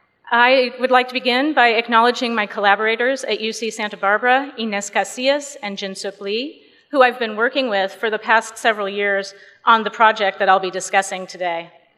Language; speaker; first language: English; native; English